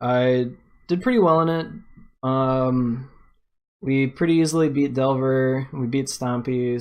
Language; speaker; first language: English; native; English